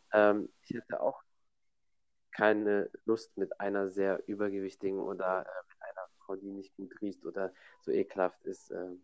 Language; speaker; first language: German; native; German